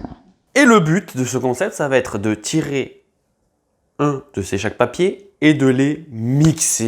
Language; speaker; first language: French; native; French